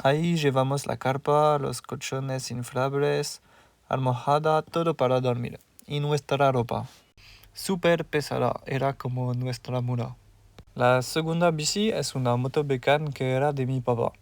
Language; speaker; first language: Spanish; non-native, learner; French